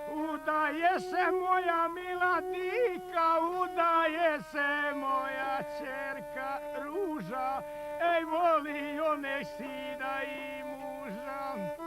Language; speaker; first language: Bosnian; native; Bosnian